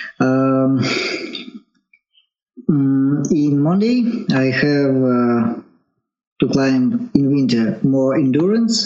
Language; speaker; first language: English; non-native, learner; Russian